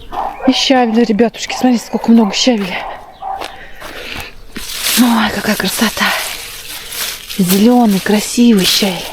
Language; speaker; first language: Russian; native; Russian